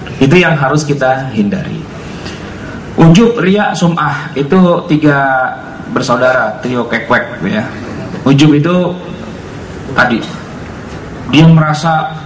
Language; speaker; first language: Indonesian; native; Indonesian